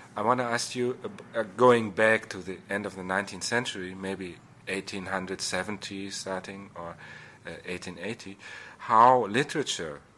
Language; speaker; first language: English; non-native, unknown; German